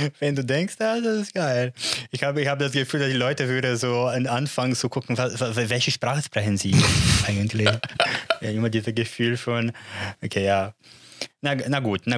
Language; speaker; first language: German; non-native, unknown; Portuguese